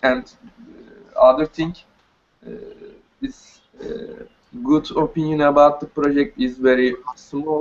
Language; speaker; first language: English; non-native, learner; Turkish